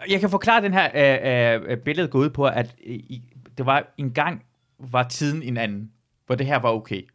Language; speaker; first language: Danish; early bilingual, other home language; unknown